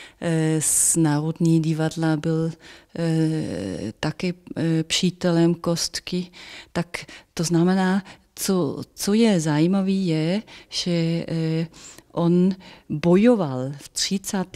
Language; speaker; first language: Czech; non-native, fluent; German